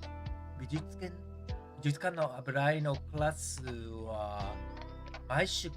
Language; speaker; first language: Japanese; non-native, learner; English